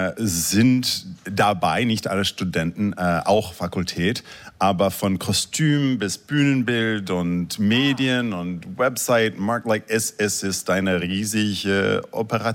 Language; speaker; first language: German; non-native, fluent; English